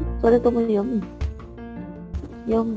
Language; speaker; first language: Japanese; non-native, learner; Malay